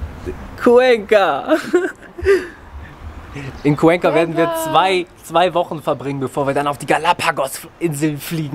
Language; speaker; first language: German; native; German